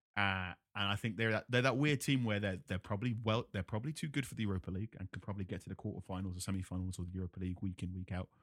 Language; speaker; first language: English; native; English